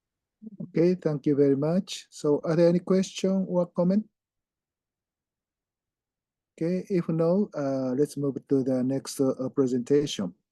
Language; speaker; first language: English; non-native, fluent; Japanese